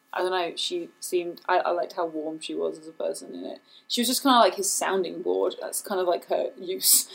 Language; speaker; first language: English; native; English